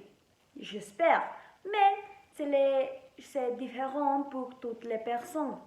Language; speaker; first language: French; non-native, learner; Spanish